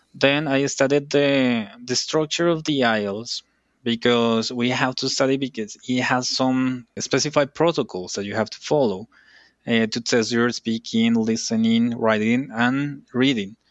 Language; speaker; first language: English; non-native, fluent; Spanish